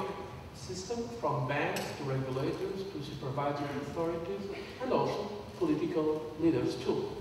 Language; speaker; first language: English; non-native, fluent; Portuguese